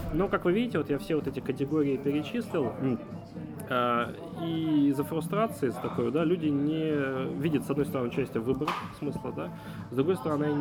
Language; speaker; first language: Russian; native; Russian